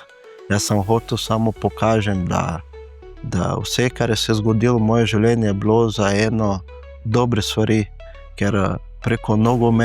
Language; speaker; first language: Slovenian; non-native, learner; Portuguese